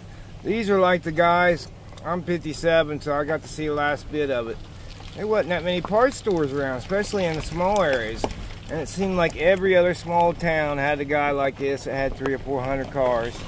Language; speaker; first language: English; native; English